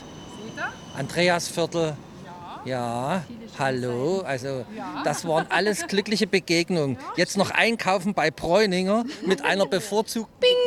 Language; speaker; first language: German; native; German